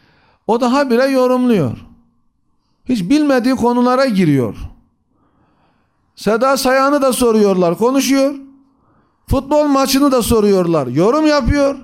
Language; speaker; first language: Turkish; native; Turkish